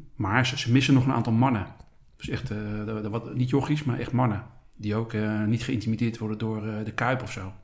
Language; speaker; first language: Dutch; native; Dutch